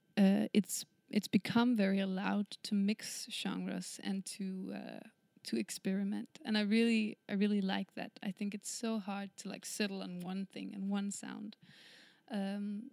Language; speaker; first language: English; non-native, fluent; Danish